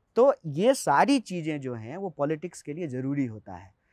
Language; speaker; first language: Hindi; native; Hindi